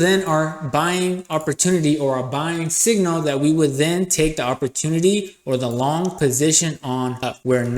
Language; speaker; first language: English; native; English